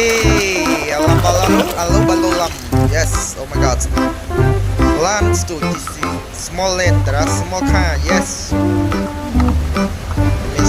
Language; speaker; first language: English; non-native, learner; Indonesian